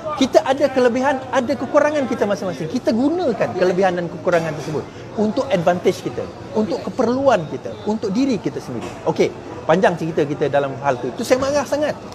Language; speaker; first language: Malay; non-native, local second language; Chinese